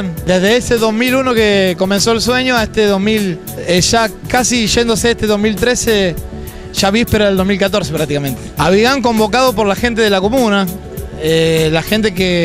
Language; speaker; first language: Spanish; native; Spanish